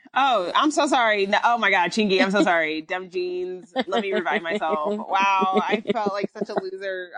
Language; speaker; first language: English; early bilingual, other home language; Yoruba